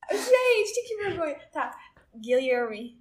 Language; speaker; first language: Portuguese; non-native, learner; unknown